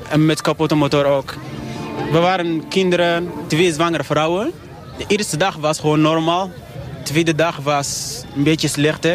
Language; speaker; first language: Dutch; non-native, learner; Arabic